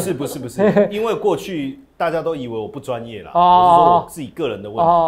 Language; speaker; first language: Chinese; native; Chinese